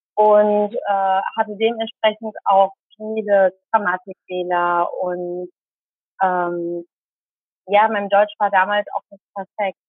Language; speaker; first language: German; early bilingual, other home language; Tamil